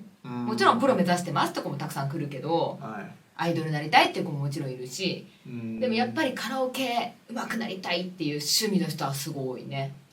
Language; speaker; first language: Japanese; native; Japanese